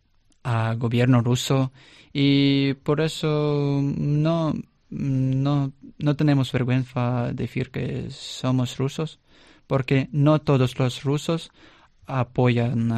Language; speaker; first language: Spanish; non-native, learner; Russian